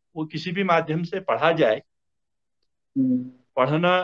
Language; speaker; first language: Hindi; native; Hindi